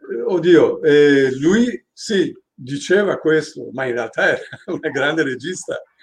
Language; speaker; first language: Italian; non-native, fluent; Persian